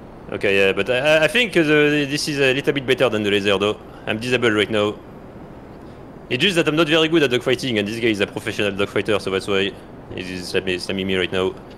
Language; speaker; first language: English; non-native, fluent; French